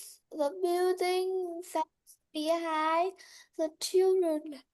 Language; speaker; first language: English; non-native, learner; Vietnamese